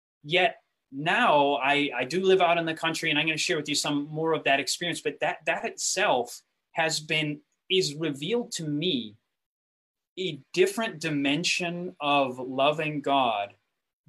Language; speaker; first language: English; native; English